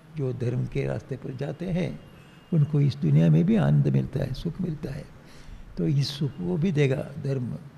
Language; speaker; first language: Hindi; non-native, local second language; Tamil